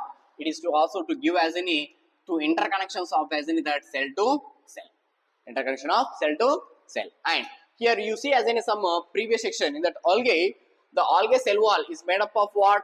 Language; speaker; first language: English; non-native, local second language; Telugu